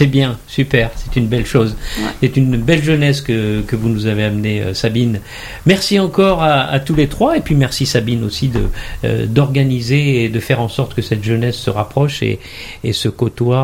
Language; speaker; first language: French; native; French